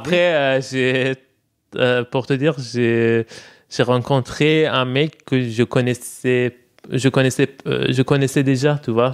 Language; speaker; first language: French; non-native, fluent; Persian